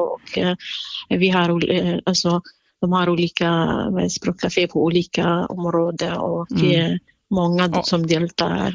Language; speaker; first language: Swedish; non-native, fluent; Central Kurdish